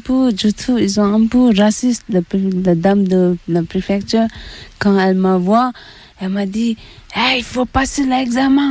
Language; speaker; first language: French; non-native, learner; Tibetan